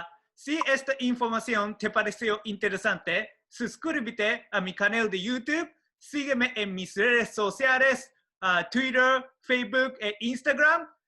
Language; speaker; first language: Spanish; non-native, fluent; Japanese